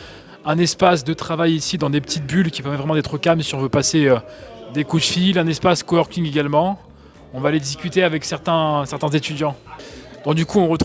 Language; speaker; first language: French; native; French